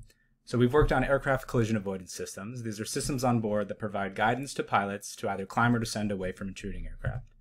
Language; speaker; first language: English; native; English